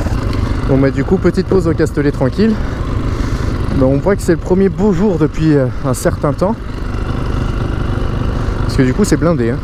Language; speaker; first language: French; native; French